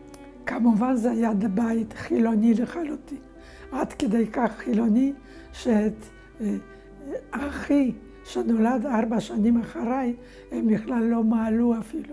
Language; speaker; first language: Hebrew; non-native, fluent; Polish